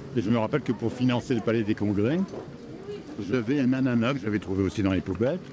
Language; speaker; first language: French; native; French